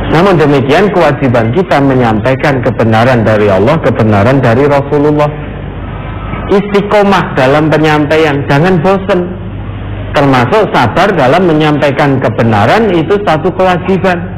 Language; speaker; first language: Indonesian; non-native, local second language; Javanese